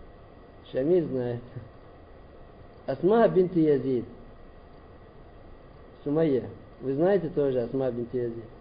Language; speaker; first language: Russian; non-native, learner; Arabic